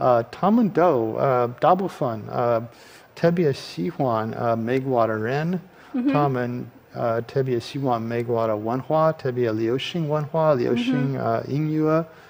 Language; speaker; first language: Chinese; non-native, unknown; English